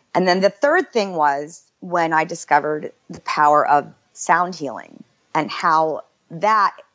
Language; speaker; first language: English; native; English